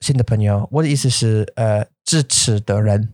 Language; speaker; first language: Chinese; non-native, learner; English